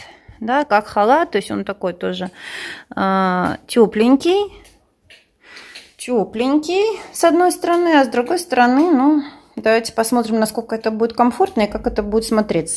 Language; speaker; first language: Russian; native; Russian